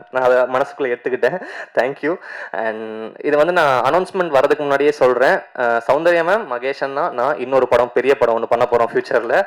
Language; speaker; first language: Tamil; native; Tamil